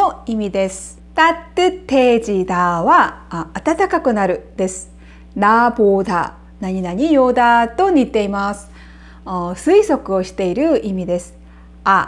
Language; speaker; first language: Japanese; non-native, fluent; Korean